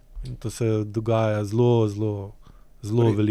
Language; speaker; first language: Slovenian; native; Slovenian